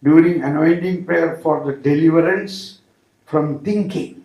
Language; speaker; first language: English; non-native, local second language; Malayalam